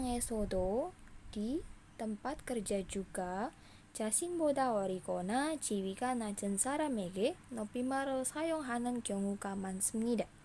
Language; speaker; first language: Korean; non-native, fluent; Indonesian